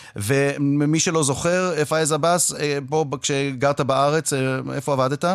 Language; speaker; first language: Hebrew; native; Hebrew